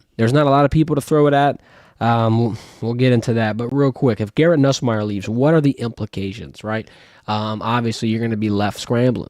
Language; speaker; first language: English; native; English